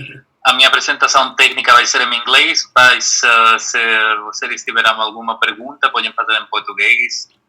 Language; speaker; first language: Portuguese; non-native, fluent; Spanish